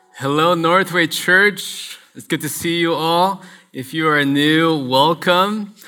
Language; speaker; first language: English; early bilingual, other home language; Spanish